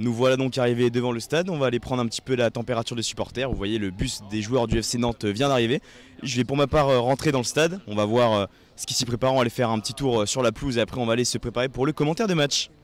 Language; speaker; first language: French; native; French